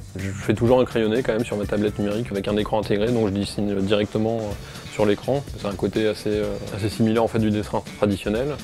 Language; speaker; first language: French; native; French